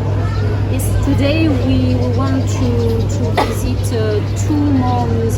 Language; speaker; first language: English; non-native, learner; French